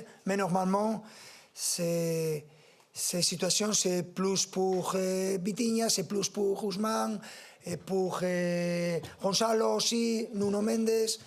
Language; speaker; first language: French; non-native, fluent; Spanish